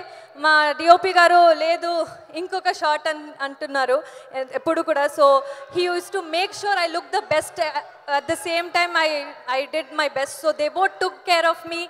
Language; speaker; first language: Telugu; non-native, learner; Kannada